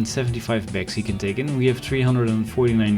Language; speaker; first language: English; non-native, fluent; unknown